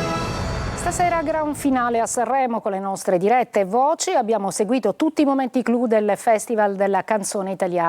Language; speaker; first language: Italian; native; Italian